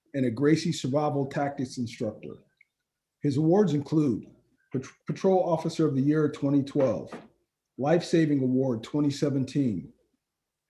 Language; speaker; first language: English; native; English